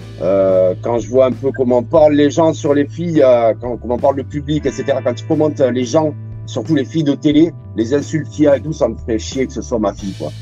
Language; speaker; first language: French; native; French